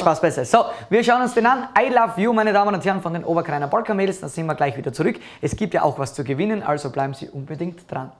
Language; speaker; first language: German; native; German